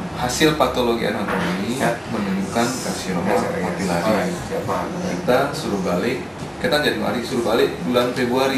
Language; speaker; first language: Indonesian; native; Indonesian